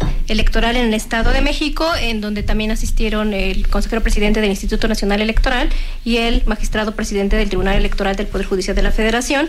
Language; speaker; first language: Spanish; native; Spanish